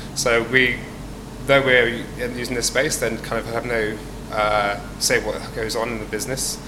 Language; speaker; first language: English; native; English